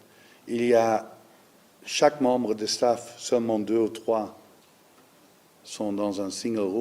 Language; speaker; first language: French; non-native, learner; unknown